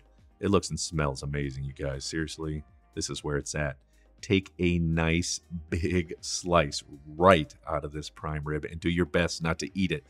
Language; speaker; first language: English; native; English